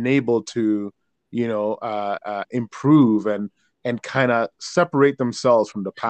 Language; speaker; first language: English; non-native, local second language; Yoruba